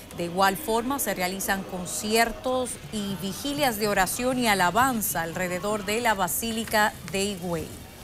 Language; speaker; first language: Spanish; native; Spanish